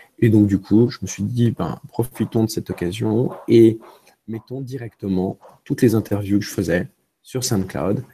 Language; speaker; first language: French; early bilingual, other home language; Romanian